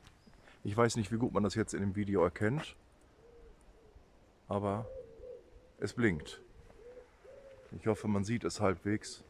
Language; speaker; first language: German; native; German